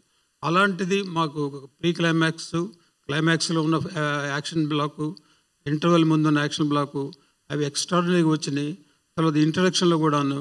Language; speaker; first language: Telugu; native; Telugu